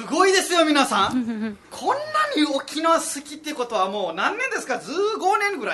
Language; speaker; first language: Japanese; non-native, fluent; Nepali